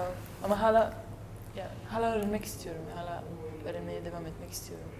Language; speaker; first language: Turkish; early bilingual, heritage; Turkish